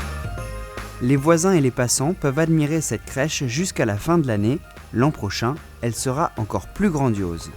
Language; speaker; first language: French; native; French